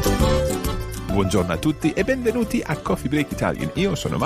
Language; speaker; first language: Italian; non-native, fluent; English